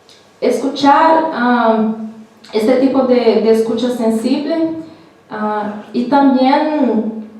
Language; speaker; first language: Spanish; non-native, learner; Portuguese